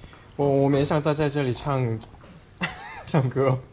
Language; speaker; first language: Chinese; non-native, learner; Korean